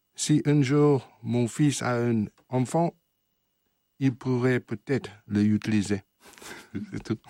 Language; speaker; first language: French; non-native, fluent; English